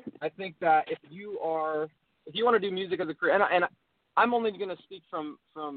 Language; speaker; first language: English; native; English